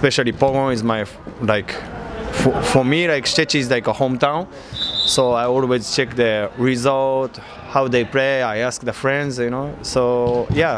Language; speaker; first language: English; non-native, learner; Japanese